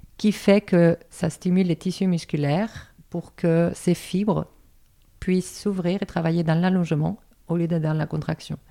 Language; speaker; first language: French; non-native, fluent; Spanish